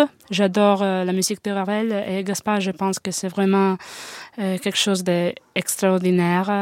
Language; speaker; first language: French; non-native, fluent; Italian